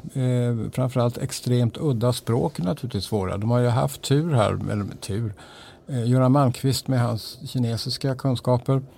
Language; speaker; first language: Swedish; native; Swedish